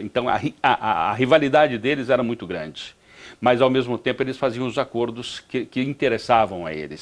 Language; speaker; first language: Portuguese; native; Portuguese